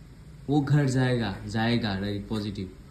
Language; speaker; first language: Hindi; native; Hindi